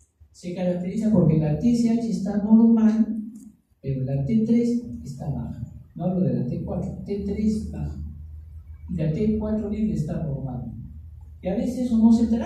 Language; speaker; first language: Spanish; native; Spanish